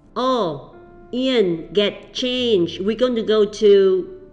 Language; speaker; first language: English; early bilingual, other home language; Vietnamese